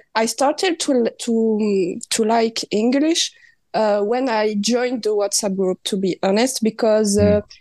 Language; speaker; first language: English; non-native, learner; French